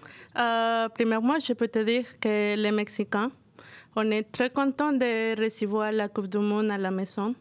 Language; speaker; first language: French; non-native, fluent; Spanish